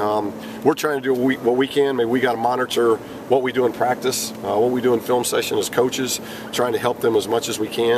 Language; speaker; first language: English; native; English